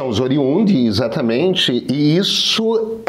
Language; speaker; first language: Portuguese; native; Portuguese